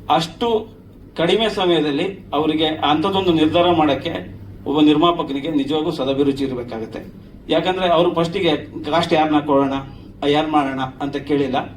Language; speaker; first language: Kannada; native; Kannada